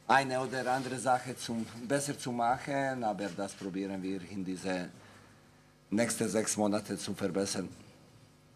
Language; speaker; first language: German; non-native, fluent; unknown